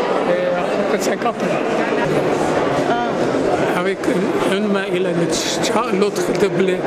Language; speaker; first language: French; non-native, learner; Armenian